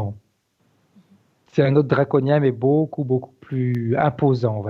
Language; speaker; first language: French; native; French